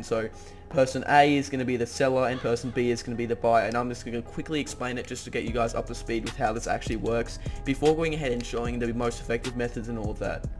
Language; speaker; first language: English; native; English